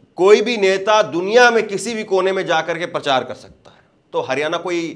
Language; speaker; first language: Hindi; native; Hindi